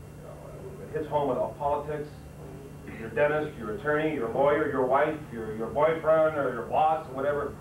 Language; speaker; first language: English; native; English